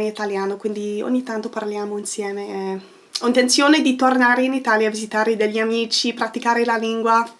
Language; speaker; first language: Italian; non-native, fluent; English